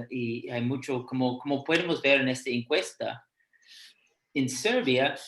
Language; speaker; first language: Spanish; non-native, fluent; English